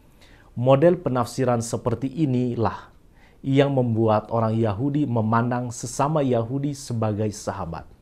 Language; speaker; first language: Indonesian; native; Indonesian